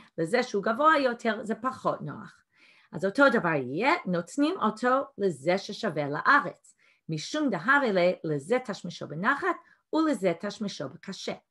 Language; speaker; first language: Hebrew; non-native, fluent; English